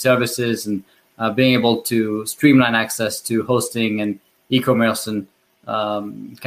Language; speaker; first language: English; non-native, fluent; French